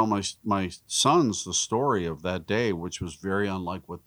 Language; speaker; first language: English; native; English